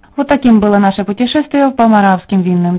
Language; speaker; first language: Russian; native; Russian